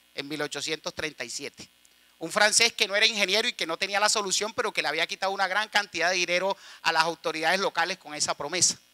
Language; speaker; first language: Spanish; native; Spanish